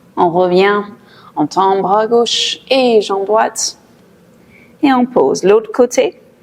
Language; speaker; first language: French; non-native, fluent; English